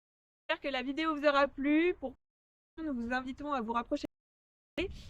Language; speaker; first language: French; native; French